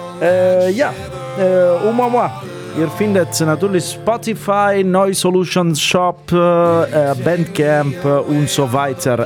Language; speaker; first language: German; non-native, learner; Italian